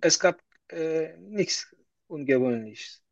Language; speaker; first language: German; non-native, learner; Turkish